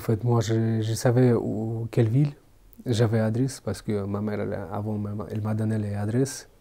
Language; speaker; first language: French; non-native, fluent; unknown